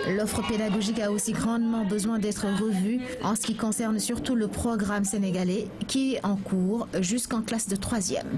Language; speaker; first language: French; non-native, local second language; Wolof